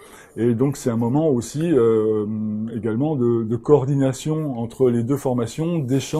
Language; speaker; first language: French; native; French